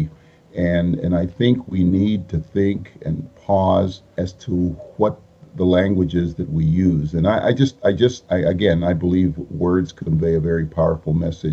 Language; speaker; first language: English; early bilingual, other home language; Spanish